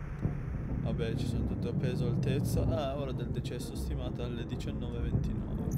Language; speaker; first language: Italian; native; Italian